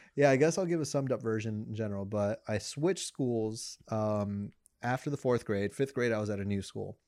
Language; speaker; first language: English; non-native, fluent; Spanish